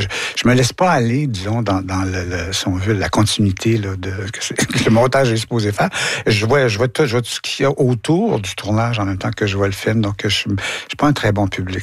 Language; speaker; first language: French; native; French